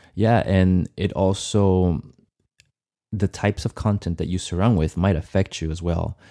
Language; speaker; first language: English; non-native, fluent; Portuguese